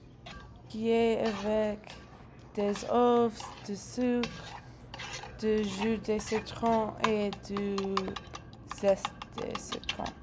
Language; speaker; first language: French; non-native, learner; English